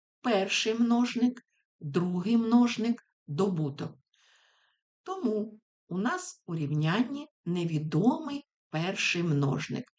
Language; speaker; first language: Ukrainian; native; Ukrainian